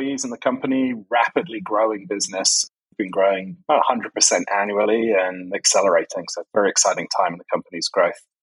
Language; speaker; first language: English; native; English